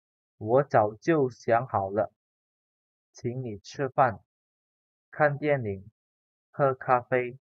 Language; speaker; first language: Chinese; non-native, fluent; Indonesian